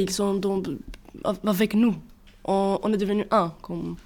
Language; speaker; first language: French; non-native, learner; Greek